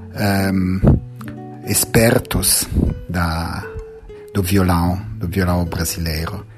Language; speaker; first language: Portuguese; non-native, learner; Italian